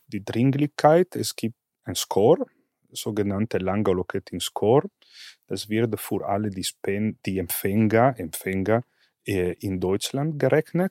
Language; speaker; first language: German; non-native, fluent; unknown